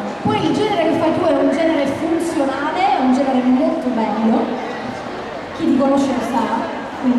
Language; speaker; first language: Italian; native; Italian